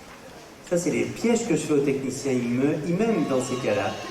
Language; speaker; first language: French; native; French